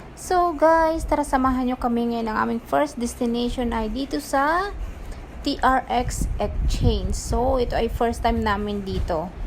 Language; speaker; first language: Filipino; native; Filipino